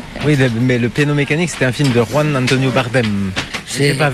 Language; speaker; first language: French; native; French